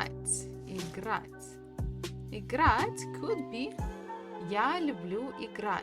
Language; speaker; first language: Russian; non-native, fluent; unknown